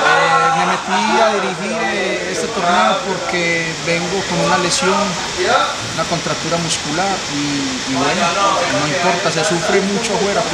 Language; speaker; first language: Spanish; native; Spanish